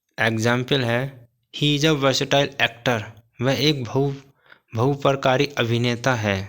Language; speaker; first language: Hindi; native; Hindi